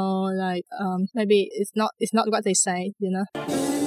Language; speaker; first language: English; non-native, fluent; Vietnamese